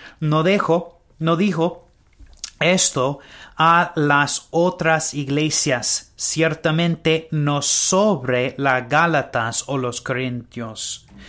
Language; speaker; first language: Spanish; non-native, learner; English